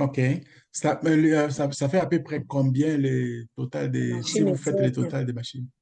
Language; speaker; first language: French; non-native, local second language; Swahili